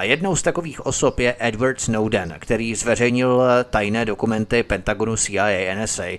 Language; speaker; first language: Czech; native; Czech